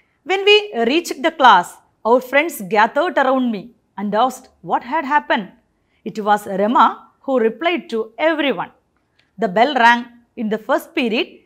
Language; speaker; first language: English; non-native, local second language; Malayalam